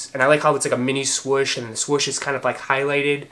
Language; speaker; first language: English; native; English